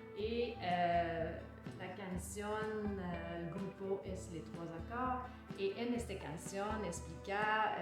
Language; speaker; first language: Spanish; non-native, learner; French